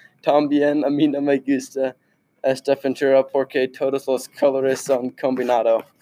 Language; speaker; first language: Spanish; non-native, learner; English